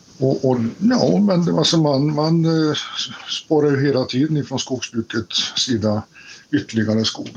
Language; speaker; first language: Swedish; native; Swedish